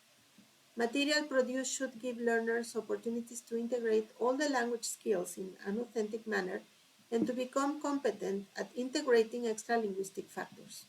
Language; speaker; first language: English; non-native, fluent; Spanish